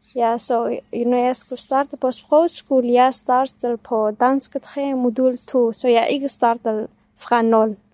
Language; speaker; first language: Danish; non-native, fluent; Kurdish